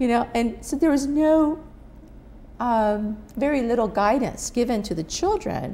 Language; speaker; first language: English; non-native, fluent; Persian